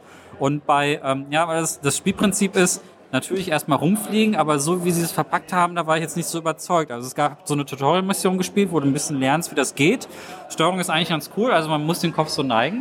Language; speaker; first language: German; native; German